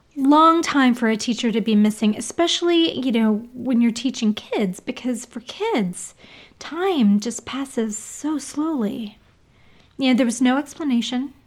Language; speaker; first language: English; native; English